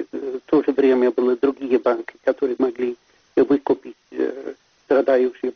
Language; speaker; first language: Russian; non-native, fluent; Swedish